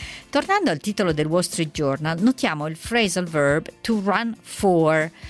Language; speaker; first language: Italian; native; Italian